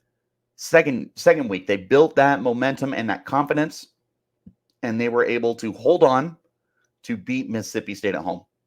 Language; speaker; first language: English; native; English